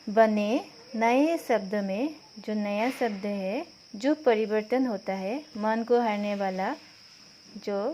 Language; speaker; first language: Hindi; non-native, local second language; Assamese